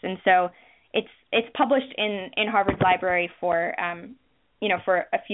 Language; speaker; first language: English; native; English